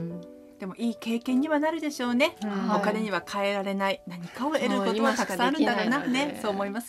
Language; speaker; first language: Japanese; native; Japanese